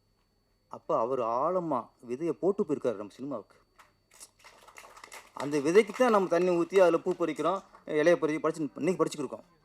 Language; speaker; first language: Tamil; native; Tamil